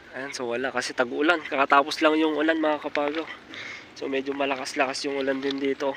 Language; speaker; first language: Filipino; non-native, local second language; Iloko